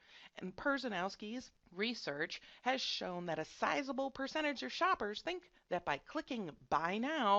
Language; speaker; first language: English; native; English